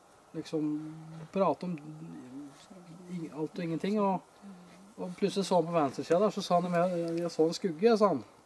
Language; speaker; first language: Norwegian; native; Norwegian